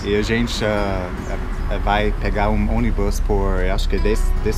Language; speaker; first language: Portuguese; non-native, learner; English